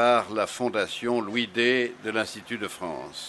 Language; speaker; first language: French; native; French